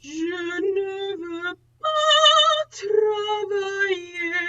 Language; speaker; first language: French; non-native, learner; English